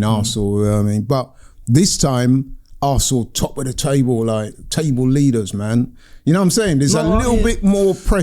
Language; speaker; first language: English; native; English